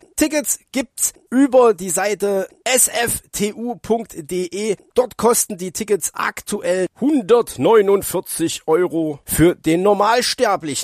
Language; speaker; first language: German; native; German